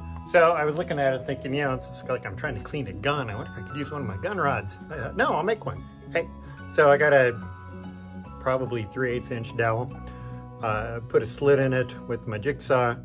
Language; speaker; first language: English; native; English